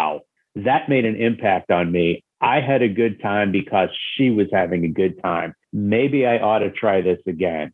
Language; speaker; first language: English; native; English